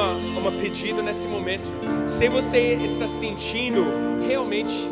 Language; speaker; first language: Portuguese; non-native, learner; English